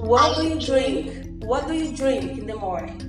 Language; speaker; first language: English; non-native, fluent; Portuguese